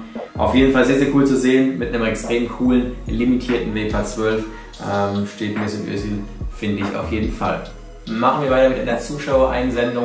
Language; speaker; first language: German; native; German